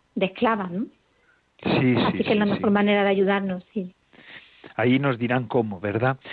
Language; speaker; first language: Spanish; native; Spanish